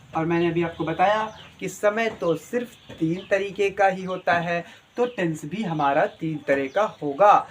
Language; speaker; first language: Hindi; native; Hindi